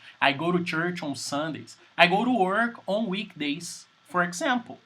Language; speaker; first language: English; non-native, fluent; Portuguese